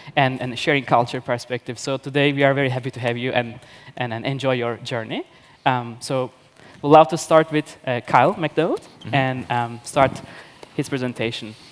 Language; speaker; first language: English; non-native, fluent; Turkish